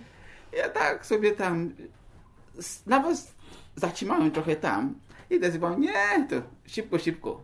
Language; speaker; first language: Polish; non-native, learner; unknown